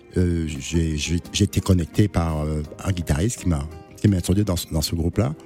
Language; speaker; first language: French; non-native, local second language; Duala